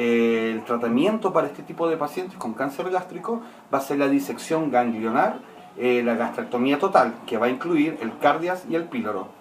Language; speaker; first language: Spanish; native; Spanish